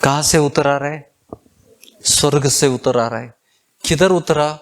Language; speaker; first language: Hindi; non-native, local second language; Kannada